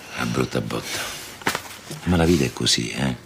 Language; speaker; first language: Italian; native; Italian